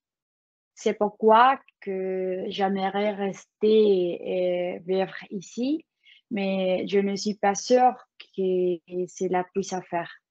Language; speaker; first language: French; non-native, learner; Spanish